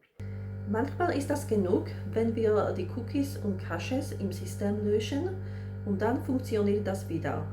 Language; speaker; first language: German; non-native, fluent; Slovak